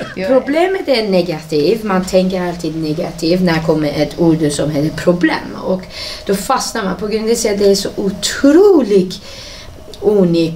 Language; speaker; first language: Swedish; non-native, fluent; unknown